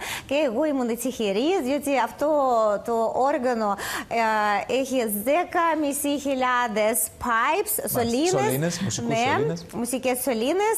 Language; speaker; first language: Greek; non-native, learner; Russian